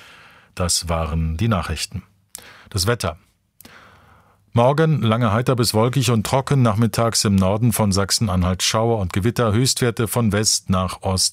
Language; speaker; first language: German; native; German